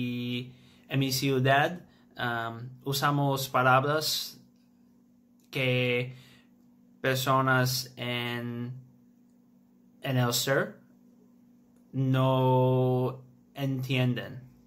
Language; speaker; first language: Spanish; non-native, learner; English